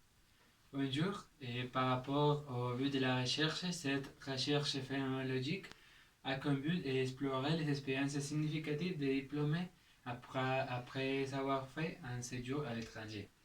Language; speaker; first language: French; non-native, learner; Spanish